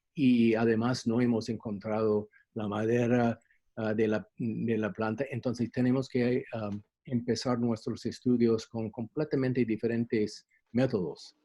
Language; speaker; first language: Spanish; non-native, fluent; English